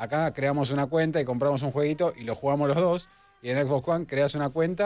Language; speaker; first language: Spanish; native; Spanish